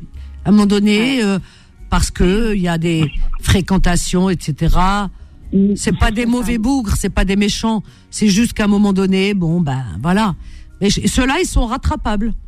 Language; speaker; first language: French; native; French